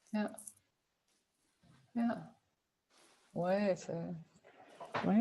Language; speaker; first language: French; non-native, learner; Dutch